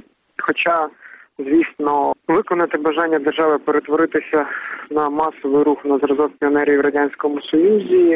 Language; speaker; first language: Ukrainian; native; Ukrainian